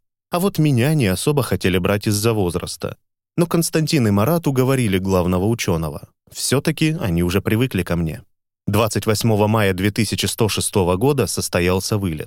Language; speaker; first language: Russian; native; Russian